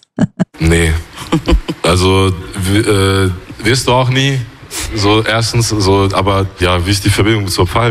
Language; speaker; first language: German; early bilingual, other home language; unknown